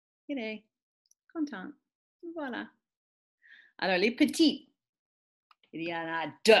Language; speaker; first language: French; non-native, fluent; English